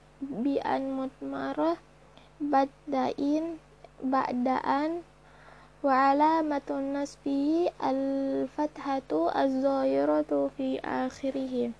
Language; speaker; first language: Arabic; non-native, learner; Indonesian